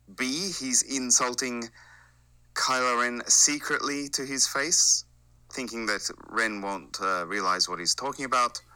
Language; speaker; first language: English; native; English